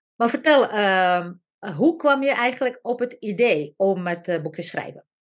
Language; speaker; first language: Dutch; non-native, fluent; Slovak